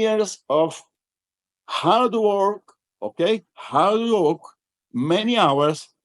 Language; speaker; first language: English; non-native, fluent; Portuguese